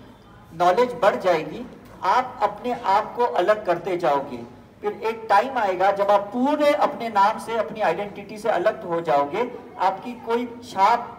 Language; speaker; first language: Hindi; native; Hindi